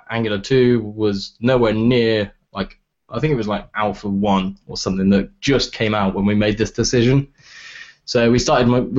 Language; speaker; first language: English; native; English